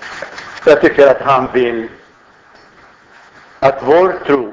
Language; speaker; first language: Swedish; non-native, fluent; Arabic